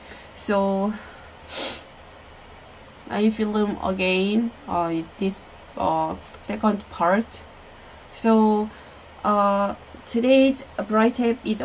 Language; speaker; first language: English; non-native, learner; Korean